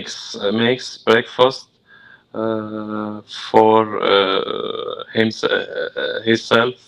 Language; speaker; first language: English; non-native, learner; Arabic